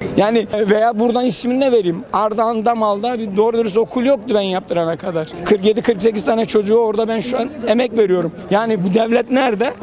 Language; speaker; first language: Turkish; native; Turkish